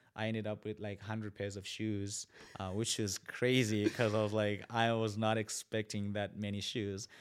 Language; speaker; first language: English; non-native, local second language; Shona